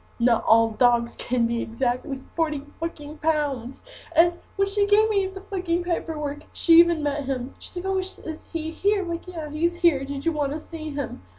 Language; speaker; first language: English; native; English